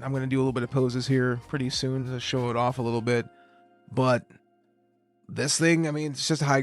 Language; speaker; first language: English; native; English